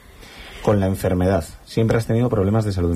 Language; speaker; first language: Spanish; native; Spanish